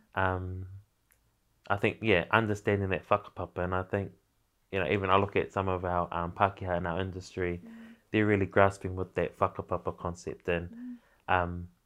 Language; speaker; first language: English; native; English